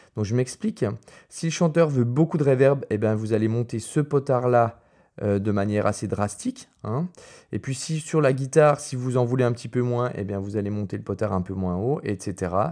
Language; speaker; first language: French; native; French